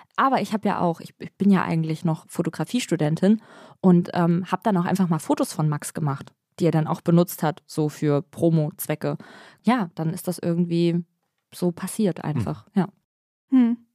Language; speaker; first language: German; native; German